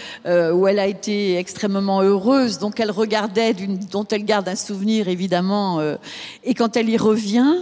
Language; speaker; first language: French; native; French